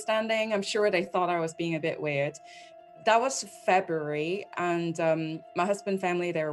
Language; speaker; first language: English; non-native, local second language; Cantonese